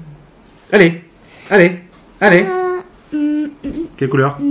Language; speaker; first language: French; native; French